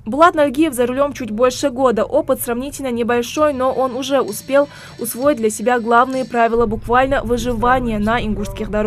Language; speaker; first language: Russian; native; Russian